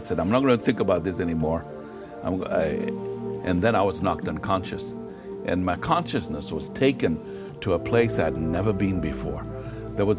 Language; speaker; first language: English; non-native, local second language; Gujarati